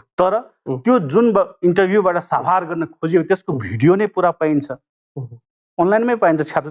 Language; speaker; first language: Nepali; non-native, local second language; Maithili